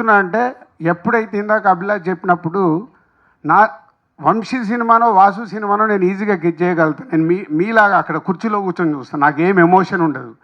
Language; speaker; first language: Telugu; native; Telugu